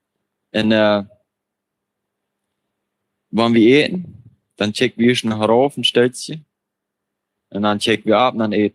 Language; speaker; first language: German; non-native, local second language; Plautdietsch